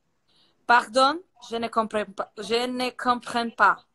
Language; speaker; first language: French; non-native, learner; Portuguese